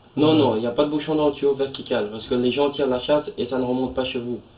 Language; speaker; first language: French; native; French